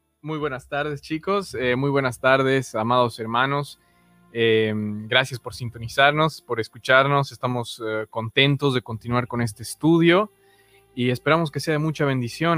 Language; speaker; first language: Spanish; native; Spanish